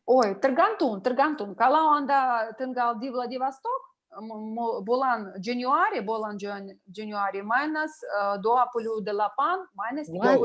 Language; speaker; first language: Indonesian; non-native, learner; Russian